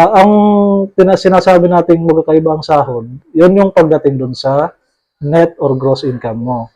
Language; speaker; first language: Filipino; native; Filipino